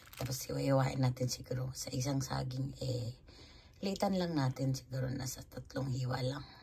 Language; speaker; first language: Filipino; non-native, local second language; Cebuano